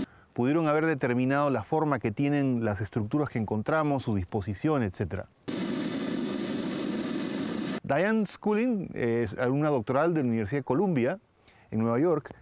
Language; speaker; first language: Spanish; native; Spanish